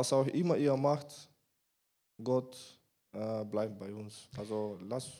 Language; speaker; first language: German; non-native, fluent; Bulgarian